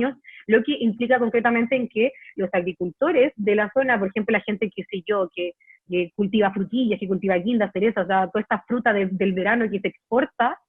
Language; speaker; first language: Spanish; native; Spanish